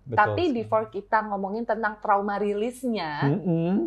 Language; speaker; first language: Indonesian; native; Indonesian